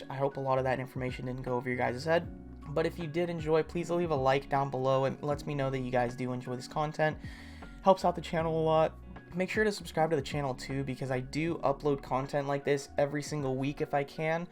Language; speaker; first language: English; native; English